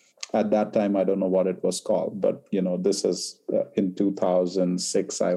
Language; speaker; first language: English; non-native, local second language; Hindi